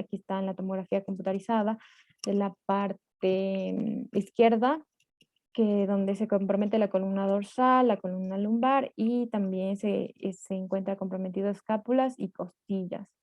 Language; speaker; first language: Spanish; native; Spanish